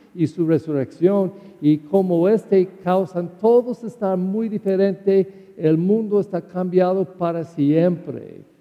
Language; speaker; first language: Spanish; non-native, learner; English